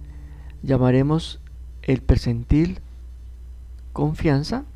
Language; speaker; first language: Spanish; native; Spanish